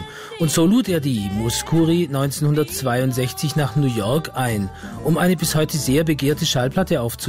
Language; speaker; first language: German; native; German